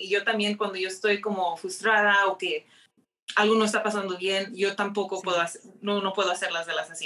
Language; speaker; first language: Spanish; early bilingual, heritage; Spanish